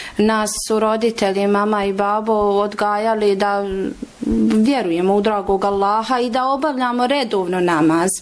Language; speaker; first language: Bosnian; native; Bosnian